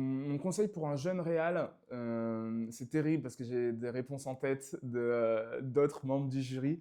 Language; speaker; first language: French; native; French